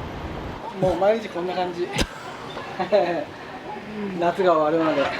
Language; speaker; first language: Japanese; native; Japanese